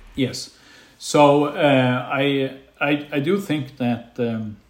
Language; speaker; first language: English; non-native, fluent; Faroese